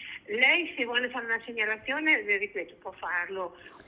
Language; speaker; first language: Italian; native; Italian